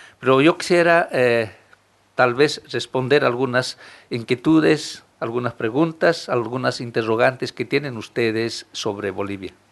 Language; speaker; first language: Spanish; non-native, local second language; Aymara